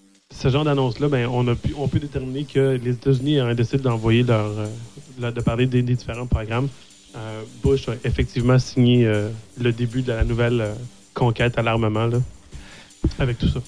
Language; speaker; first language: French; native; French